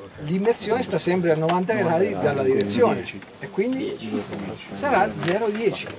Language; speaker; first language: Italian; native; Italian